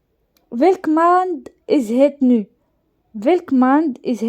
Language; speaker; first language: Dutch; non-native, learner; Arabic